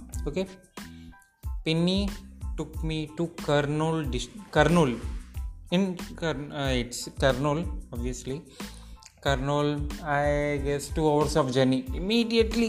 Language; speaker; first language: English; non-native, local second language; Telugu